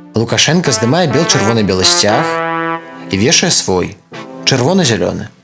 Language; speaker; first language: Belarusian; native; Belarusian